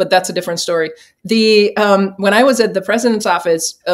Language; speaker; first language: English; non-native, fluent; Czech